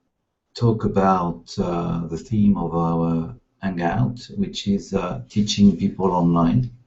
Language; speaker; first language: English; non-native, fluent; French